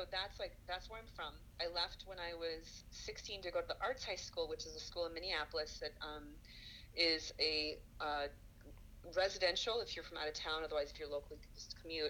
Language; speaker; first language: English; native; English